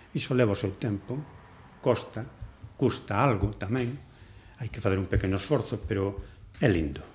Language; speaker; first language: Galician; non-native, local second language; Spanish